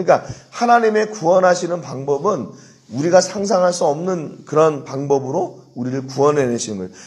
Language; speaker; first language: Korean; native; Korean